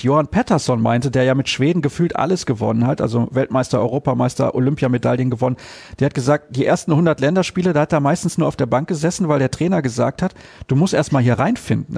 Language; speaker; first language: German; native; German